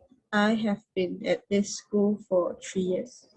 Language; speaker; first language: English; non-native, learner; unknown